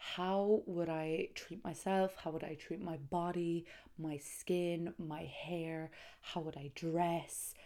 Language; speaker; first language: English; native; English